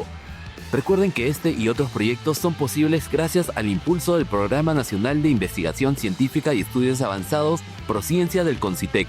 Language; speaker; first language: Spanish; native; Spanish